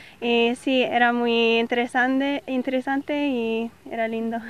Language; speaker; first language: Spanish; non-native, learner; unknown